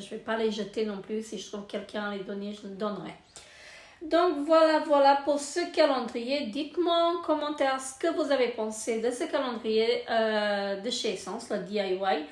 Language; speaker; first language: French; native; French